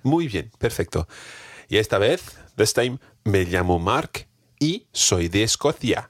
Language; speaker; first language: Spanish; non-native, fluent; English